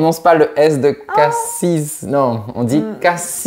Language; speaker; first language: French; native; French